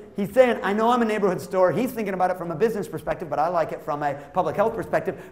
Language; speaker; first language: English; native; English